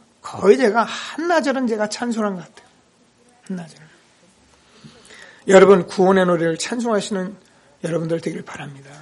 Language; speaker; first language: Korean; native; Korean